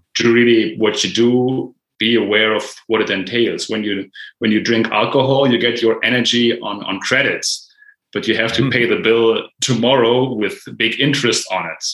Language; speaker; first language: English; non-native, fluent; German